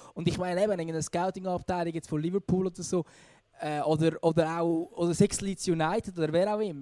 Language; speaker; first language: German; native; German